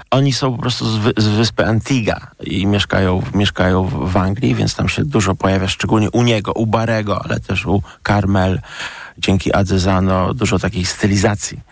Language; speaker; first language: Polish; native; Polish